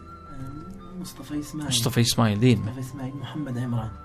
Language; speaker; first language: Turkish; non-native, learner; Arabic